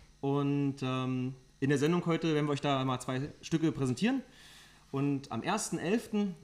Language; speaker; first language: German; native; German